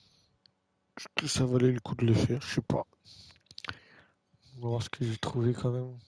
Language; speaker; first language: French; native; French